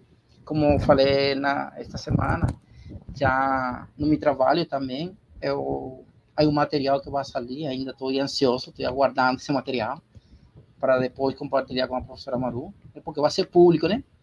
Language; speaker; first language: Portuguese; non-native, learner; Spanish